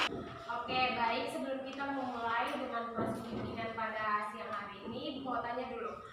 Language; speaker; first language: Indonesian; native; Indonesian